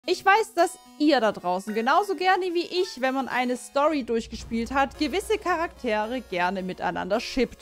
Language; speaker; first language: German; native; German